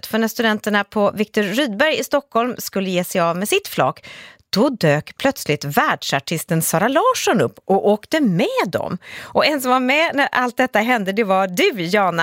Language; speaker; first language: Swedish; native; Swedish